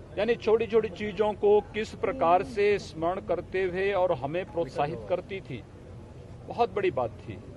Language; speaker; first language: Hindi; native; Hindi